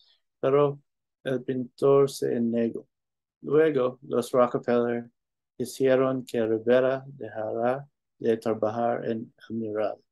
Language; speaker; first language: Spanish; non-native, learner; English